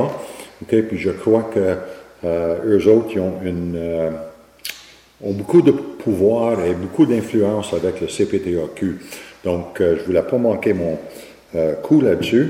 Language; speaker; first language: French; native; French